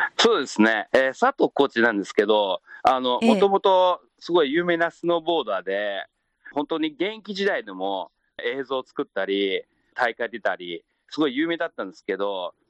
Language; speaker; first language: Japanese; non-native, fluent; Chinese